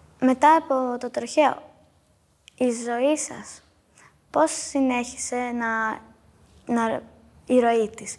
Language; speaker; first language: Greek; native; Greek